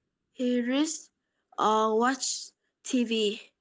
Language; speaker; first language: English; non-native, learner; Polish